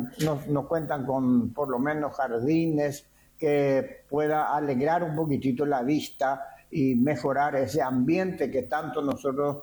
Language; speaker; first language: Spanish; native; Spanish